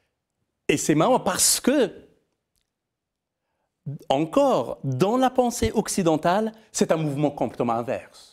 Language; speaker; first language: French; non-native, fluent; Persian